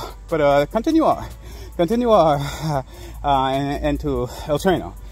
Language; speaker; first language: Spanish; non-native, learner; English